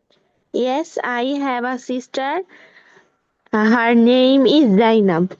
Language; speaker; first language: English; non-native, learner; Bangla